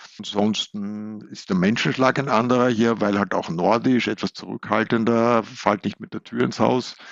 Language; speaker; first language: German; native; German